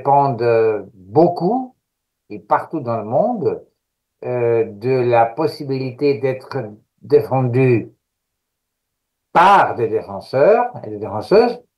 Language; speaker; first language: French; non-native, fluent; Greek